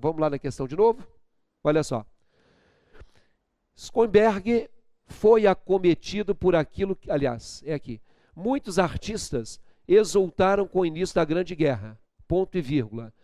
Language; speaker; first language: Portuguese; native; Portuguese